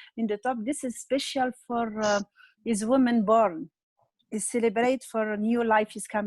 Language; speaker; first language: English; non-native, learner; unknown